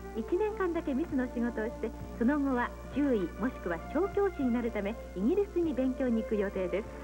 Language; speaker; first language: Japanese; native; Japanese